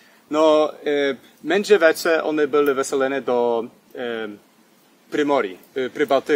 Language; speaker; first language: Polish; early bilingual, heritage; Polish